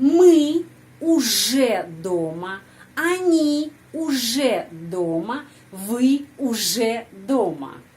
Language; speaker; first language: Russian; non-native, fluent; Indonesian